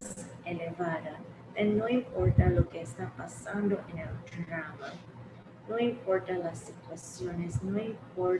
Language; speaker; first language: Spanish; early bilingual, heritage; English